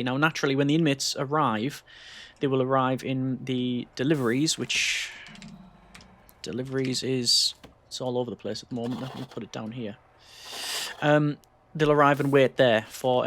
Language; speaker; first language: English; native; English